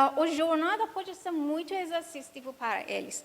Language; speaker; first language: Portuguese; non-native, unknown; Persian